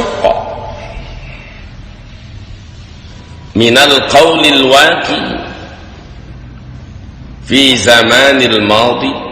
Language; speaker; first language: Arabic; non-native, fluent; Sundanese